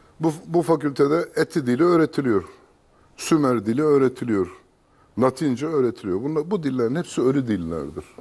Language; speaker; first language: Turkish; non-native, local second language; Kurdish